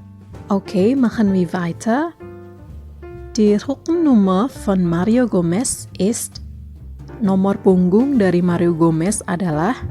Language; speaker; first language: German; non-native, fluent; Indonesian